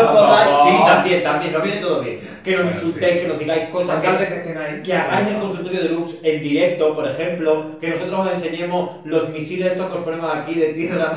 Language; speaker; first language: Spanish; native; Spanish